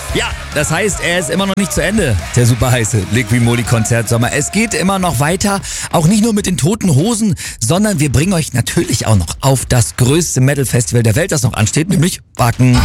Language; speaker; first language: German; native; German